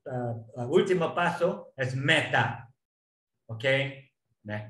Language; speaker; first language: Spanish; non-native, learner; Korean